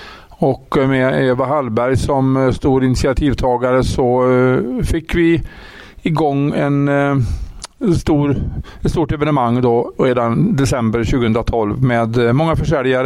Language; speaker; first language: Swedish; native; Swedish